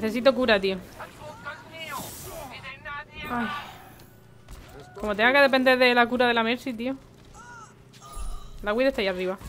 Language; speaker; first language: Spanish; native; Spanish